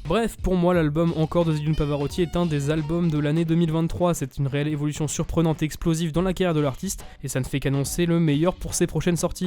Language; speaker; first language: French; native; French